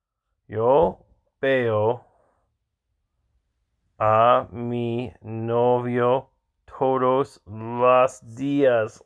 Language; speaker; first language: Spanish; non-native, learner; English